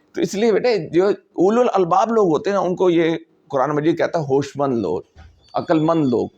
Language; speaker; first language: Urdu; non-native, local second language; Punjabi